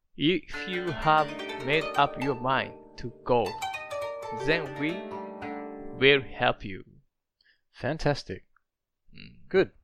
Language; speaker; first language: English; non-native, learner; Japanese